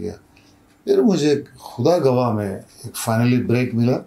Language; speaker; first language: Hindi; native; Hindi